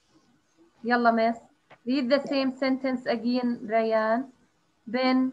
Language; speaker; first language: English; non-native, learner; Arabic